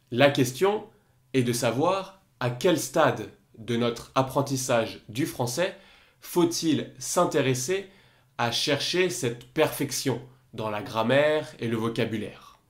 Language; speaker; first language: French; native; French